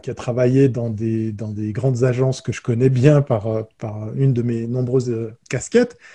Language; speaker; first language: French; native; French